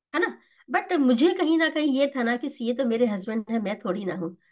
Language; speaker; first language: Hindi; native; Hindi